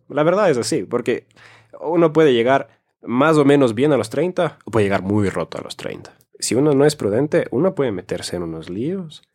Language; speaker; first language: Spanish; early bilingual, heritage; Spanish